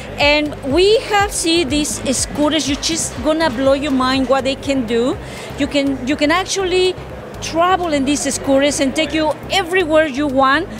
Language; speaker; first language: English; non-native, fluent; Spanish